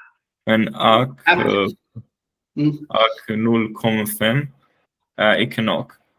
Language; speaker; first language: Danish; non-native, learner; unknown